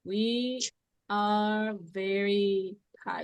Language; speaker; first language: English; non-native, fluent; Spanish